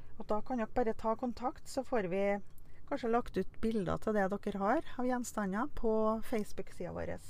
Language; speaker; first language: Norwegian; native; Norwegian